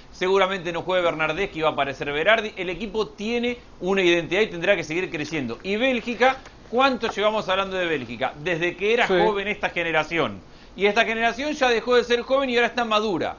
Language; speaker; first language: Spanish; native; Spanish